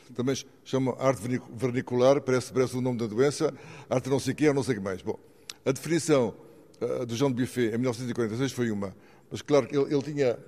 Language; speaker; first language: Portuguese; native; Portuguese